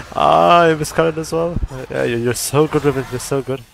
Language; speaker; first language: English; native; English